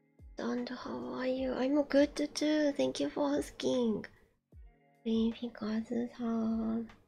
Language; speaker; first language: English; non-native, learner; Japanese